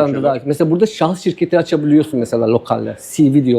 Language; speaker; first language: Turkish; native; Turkish